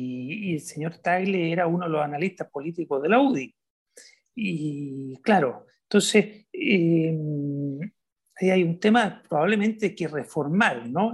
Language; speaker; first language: Spanish; native; Spanish